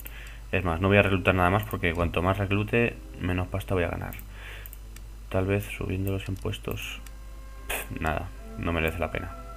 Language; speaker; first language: Spanish; native; Spanish